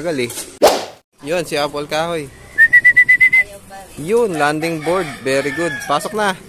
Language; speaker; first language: Filipino; native; Filipino